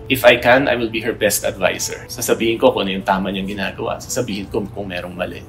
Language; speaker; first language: Filipino; native; Filipino